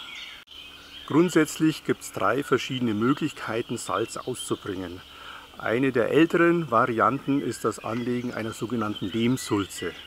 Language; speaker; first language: German; native; German